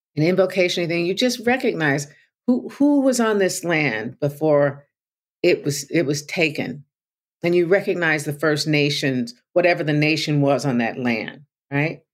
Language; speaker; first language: English; native; English